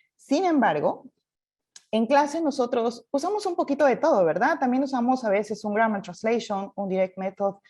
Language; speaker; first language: Spanish; native; Spanish